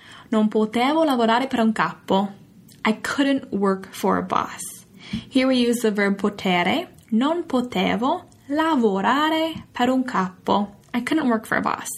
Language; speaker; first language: Italian; non-native, fluent; English